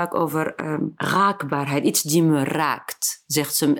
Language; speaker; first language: Dutch; non-native, fluent; Arabic